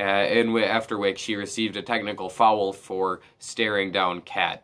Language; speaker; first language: English; native; English